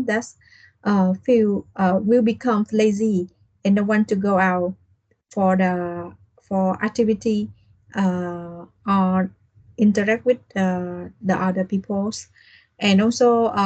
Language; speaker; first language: English; non-native, learner; Vietnamese